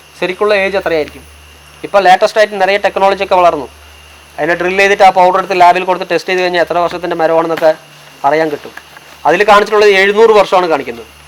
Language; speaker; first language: Malayalam; non-native, local second language; Tamil